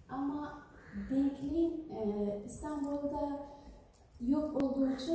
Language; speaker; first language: Turkish; non-native, learner; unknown